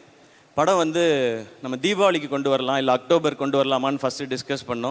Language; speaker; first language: Tamil; native; Tamil